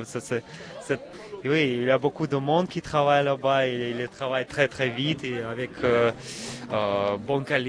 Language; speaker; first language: French; non-native, learner; Russian